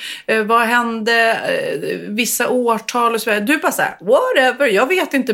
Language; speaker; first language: Swedish; native; Swedish